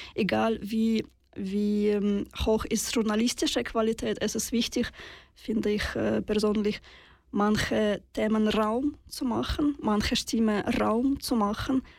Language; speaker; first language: German; non-native, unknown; Russian